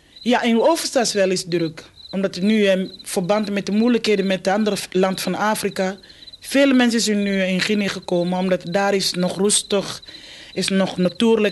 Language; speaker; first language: Dutch; non-native, fluent; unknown